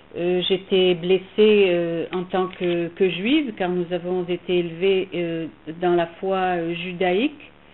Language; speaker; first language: French; native; French